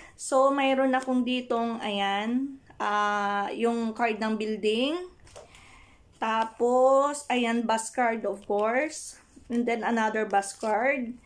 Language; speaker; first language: Filipino; non-native, local second language; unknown